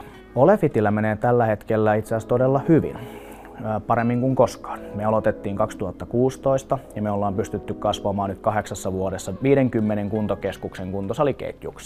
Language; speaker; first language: Finnish; native; Finnish